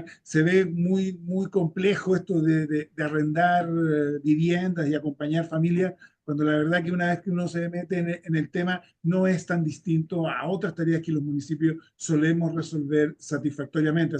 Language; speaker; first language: Spanish; native; Spanish